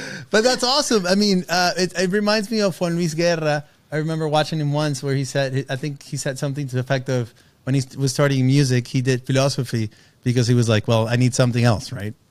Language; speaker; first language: English; non-native, fluent; Spanish